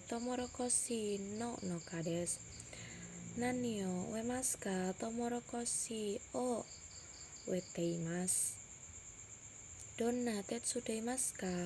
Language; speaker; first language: Japanese; non-native, learner; Indonesian